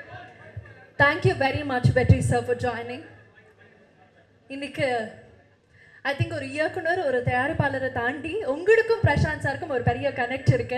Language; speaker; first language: Tamil; native; Tamil